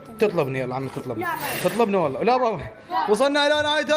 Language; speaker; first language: Arabic; native; Arabic